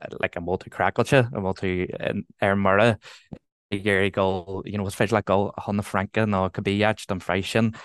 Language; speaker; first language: Irish; non-native, local second language; English